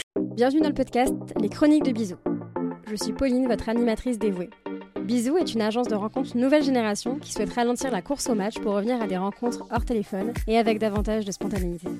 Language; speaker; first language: French; native; French